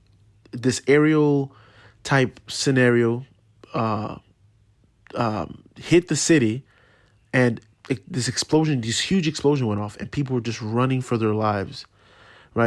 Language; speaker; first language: English; native; English